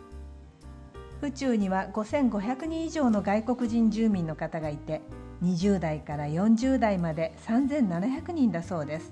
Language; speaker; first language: Japanese; native; Japanese